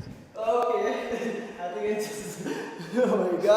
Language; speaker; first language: English; non-native, learner; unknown